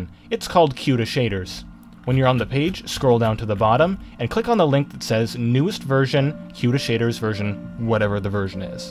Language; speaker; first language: English; native; English